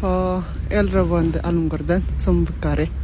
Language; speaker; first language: Swedish; non-native, learner; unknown